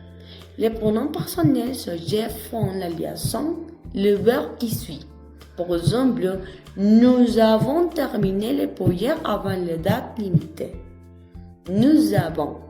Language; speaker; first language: French; non-native, learner; Spanish